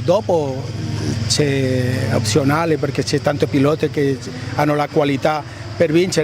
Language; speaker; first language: Italian; non-native, learner; Spanish